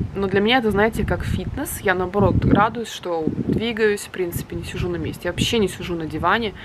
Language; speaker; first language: Russian; native; Russian